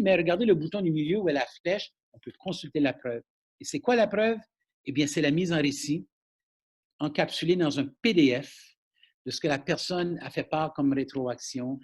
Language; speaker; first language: French; native; French